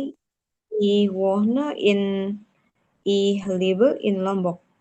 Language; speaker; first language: German; non-native, learner; Indonesian